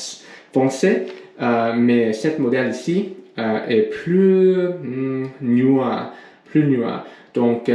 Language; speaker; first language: French; non-native, learner; English